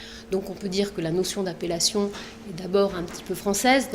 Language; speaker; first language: French; native; French